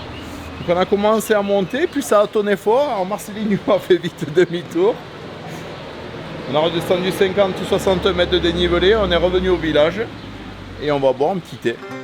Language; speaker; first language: French; native; French